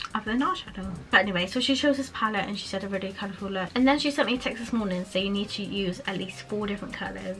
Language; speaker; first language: English; native; English